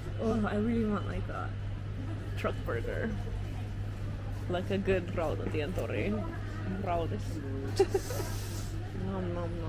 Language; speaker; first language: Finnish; non-native, learner; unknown